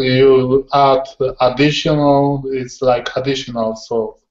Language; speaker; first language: English; non-native, learner; Polish